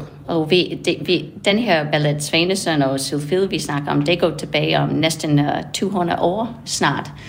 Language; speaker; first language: Danish; non-native, fluent; English